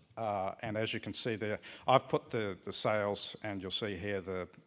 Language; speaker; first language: English; native; English